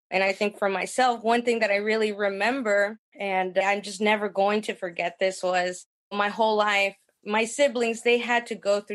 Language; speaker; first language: English; early bilingual, other home language; Spanish